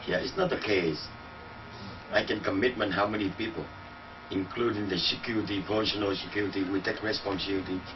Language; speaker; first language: English; non-native, learner; Vietnamese